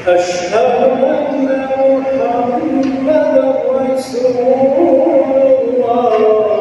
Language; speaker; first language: Arabic; native; Arabic